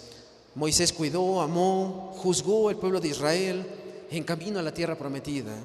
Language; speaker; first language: Spanish; native; Spanish